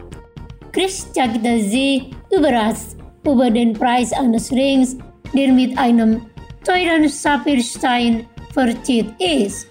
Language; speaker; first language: German; non-native, fluent; Indonesian